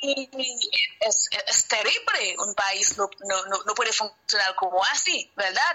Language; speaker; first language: Spanish; non-native, learner; Haitian Creole